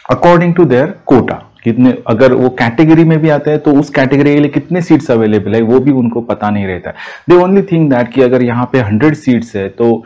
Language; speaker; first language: Hindi; non-native, local second language; Marathi